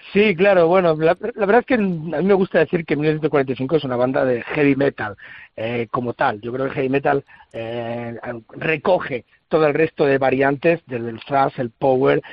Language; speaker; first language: Spanish; native; Spanish